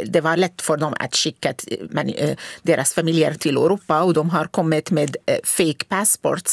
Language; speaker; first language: Swedish; non-native, fluent; Arabic